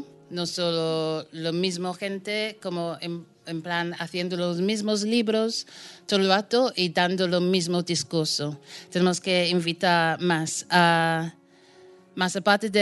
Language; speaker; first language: Spanish; non-native, fluent; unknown